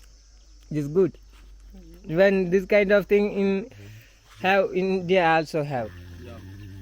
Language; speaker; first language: English; non-native, learner; Malayalam